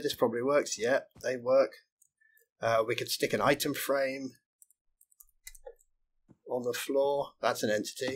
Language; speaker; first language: English; native; English